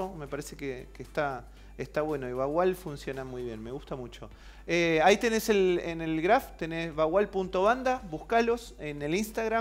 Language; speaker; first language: Spanish; native; Spanish